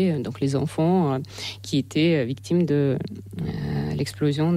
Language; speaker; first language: French; non-native, fluent; Russian